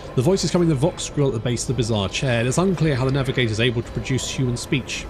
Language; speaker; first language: English; native; English